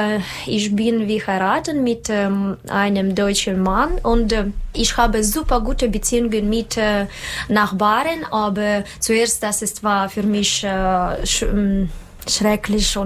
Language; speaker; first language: German; non-native, learner; Russian